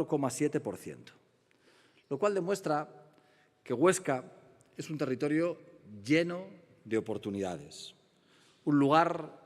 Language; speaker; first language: Spanish; native; Spanish